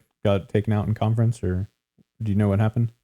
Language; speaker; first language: English; native; English